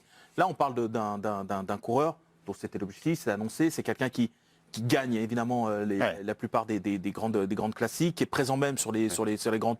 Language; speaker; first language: French; native; French